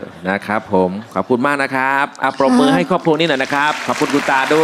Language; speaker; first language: Thai; native; Thai